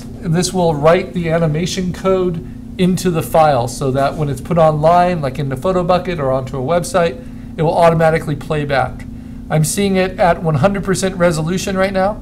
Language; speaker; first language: English; native; English